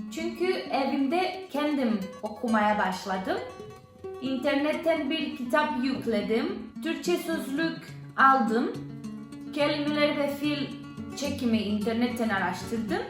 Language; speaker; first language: Turkish; non-native, learner; Spanish